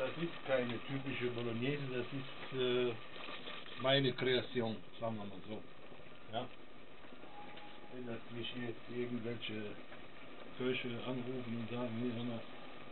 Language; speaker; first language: German; non-native, fluent; Italian